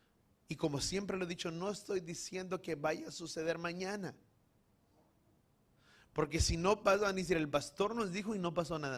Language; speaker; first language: Spanish; native; Spanish